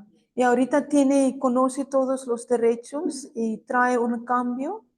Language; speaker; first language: Spanish; non-native, fluent; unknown